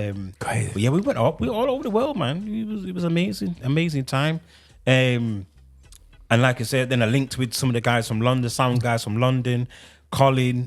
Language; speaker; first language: English; native; English